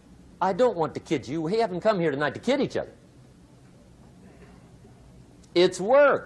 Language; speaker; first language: English; native; English